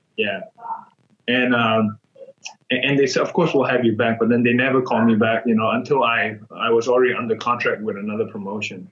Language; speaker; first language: English; non-native, fluent; Burmese